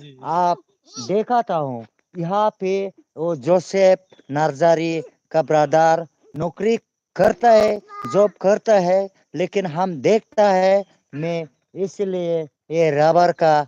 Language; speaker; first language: Hindi; non-native, local second language; Bodo